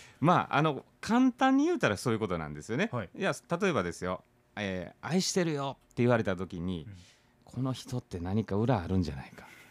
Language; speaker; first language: Japanese; native; Japanese